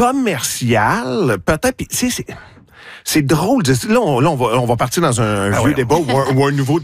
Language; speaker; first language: French; native; French